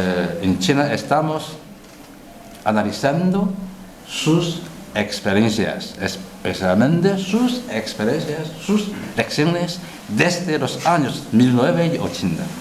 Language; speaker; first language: Spanish; non-native, learner; Chinese